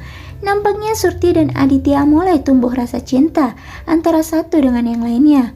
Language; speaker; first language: Indonesian; native; Indonesian